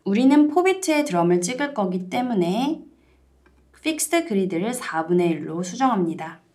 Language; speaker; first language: Korean; native; Korean